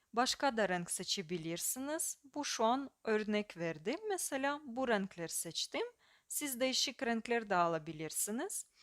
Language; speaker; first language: Turkish; non-native, fluent; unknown